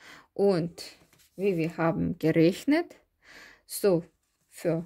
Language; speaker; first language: German; non-native, learner; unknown